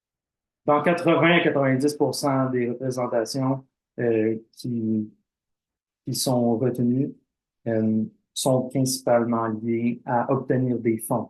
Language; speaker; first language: French; native; French